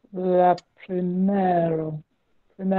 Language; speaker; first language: Spanish; non-native, learner; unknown